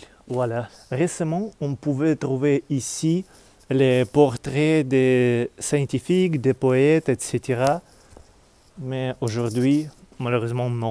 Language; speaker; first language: French; non-native, learner; Russian